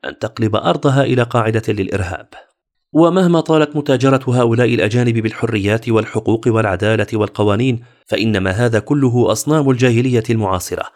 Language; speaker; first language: Arabic; native; Arabic